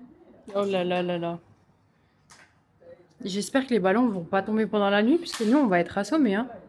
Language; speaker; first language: French; native; French